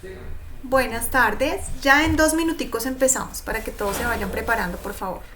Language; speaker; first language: Spanish; native; Spanish